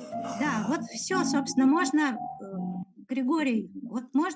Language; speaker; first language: Russian; native; Russian